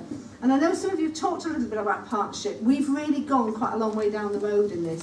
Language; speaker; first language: English; native; English